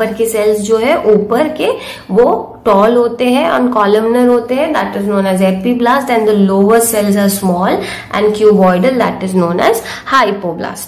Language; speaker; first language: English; non-native, local second language; Hindi